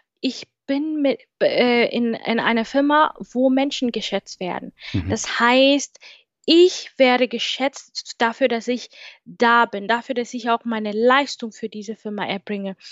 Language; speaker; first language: German; non-native, fluent; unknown